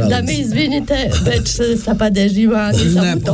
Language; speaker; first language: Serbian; non-native, learner; French